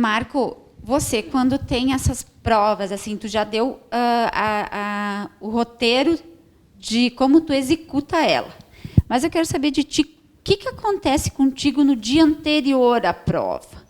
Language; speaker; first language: Portuguese; native; Portuguese